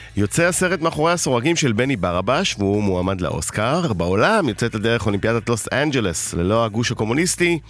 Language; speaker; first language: Hebrew; native; Hebrew